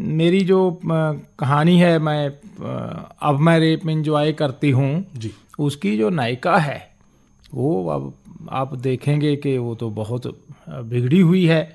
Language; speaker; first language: Hindi; non-native, local second language; Punjabi